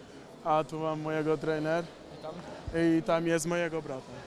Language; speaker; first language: Polish; non-native, learner; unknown